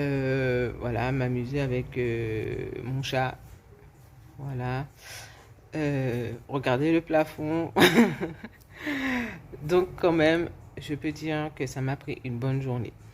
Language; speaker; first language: French; native; French